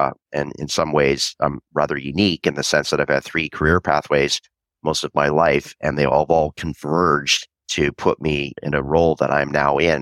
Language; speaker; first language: English; native; English